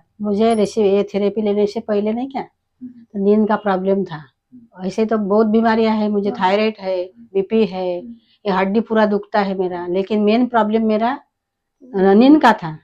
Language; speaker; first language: Hindi; non-native, local second language; Assamese